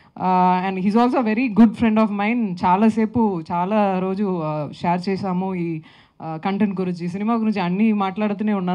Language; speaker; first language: Telugu; non-native, local second language; Tamil